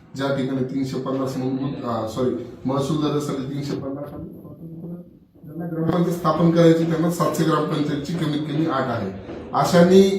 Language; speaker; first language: Marathi; non-native, local second language; Lambadi